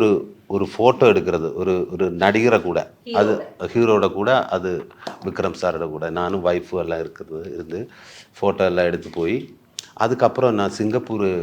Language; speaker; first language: Tamil; non-native, learner; Malayalam